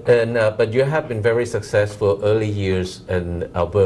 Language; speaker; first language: English; non-native, local second language; Cantonese